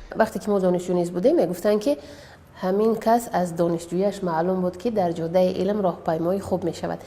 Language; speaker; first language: Tajik; native; Tajik